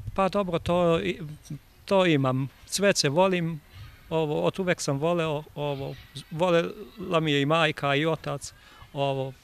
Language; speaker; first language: Serbian; native; Serbian